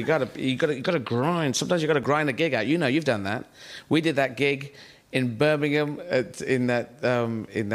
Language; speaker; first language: English; native; English